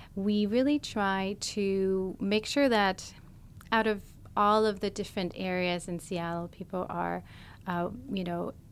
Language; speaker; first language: English; non-native, fluent; German